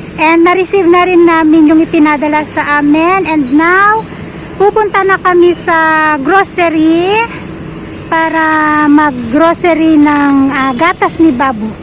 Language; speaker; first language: Filipino; non-native, local second language; Iloko